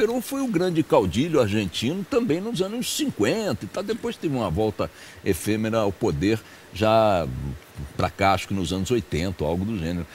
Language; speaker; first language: Portuguese; early bilingual, other home language; Spanish